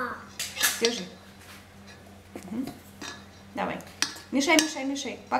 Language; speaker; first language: Russian; native; Russian